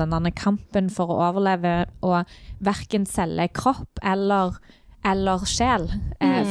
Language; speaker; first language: Norwegian; native; Norwegian